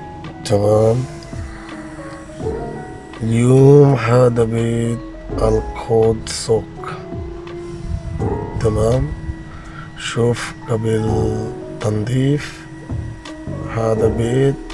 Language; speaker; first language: Arabic; non-native, learner; Bangla